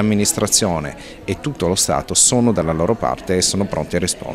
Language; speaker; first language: Italian; native; Italian